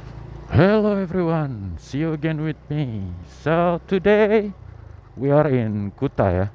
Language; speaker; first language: English; non-native, learner; Indonesian